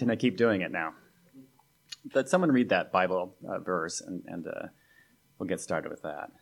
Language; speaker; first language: English; native; English